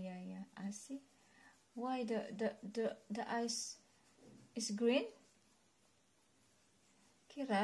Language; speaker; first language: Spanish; non-native, learner; Filipino